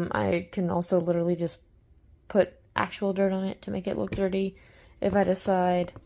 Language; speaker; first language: English; native; English